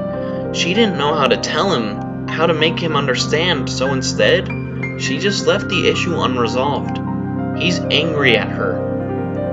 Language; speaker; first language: English; native; English